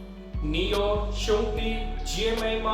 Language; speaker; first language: Chinese; non-native, learner; Urdu